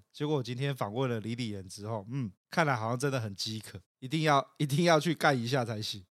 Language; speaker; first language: Chinese; native; Chinese